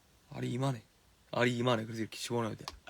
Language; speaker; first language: Korean; native; Korean